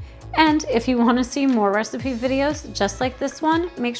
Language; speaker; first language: English; native; English